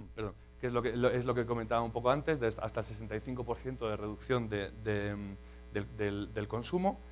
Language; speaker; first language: Spanish; native; Spanish